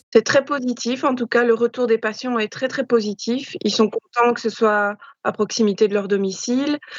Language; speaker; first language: French; native; French